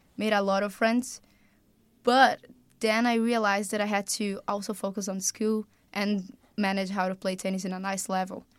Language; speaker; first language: English; non-native, fluent; Portuguese